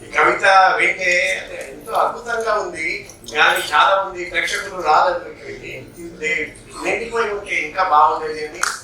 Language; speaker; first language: Telugu; non-native, fluent; Bangla